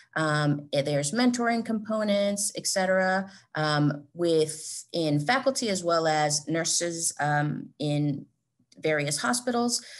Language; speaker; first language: English; native; English